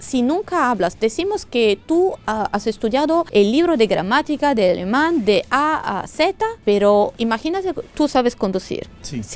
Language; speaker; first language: Spanish; non-native, fluent; Italian